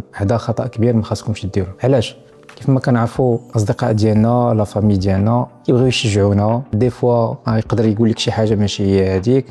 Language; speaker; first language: Arabic; native; Arabic